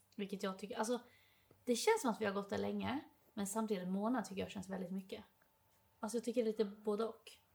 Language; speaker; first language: Swedish; native; Swedish